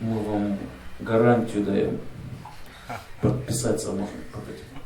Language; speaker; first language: Russian; native; Russian